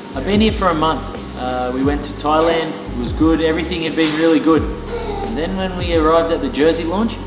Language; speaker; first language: English; native; English